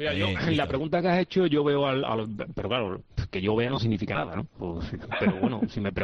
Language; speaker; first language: Spanish; native; Spanish